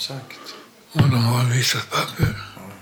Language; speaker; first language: Swedish; non-native, learner; Polish